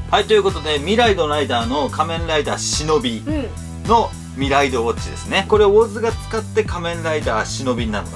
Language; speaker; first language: Japanese; native; Japanese